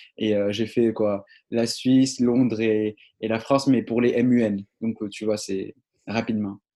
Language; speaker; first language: French; non-native, local second language; Arabic